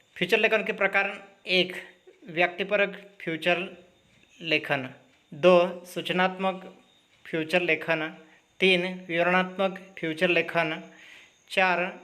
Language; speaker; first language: Hindi; non-native, local second language; Marathi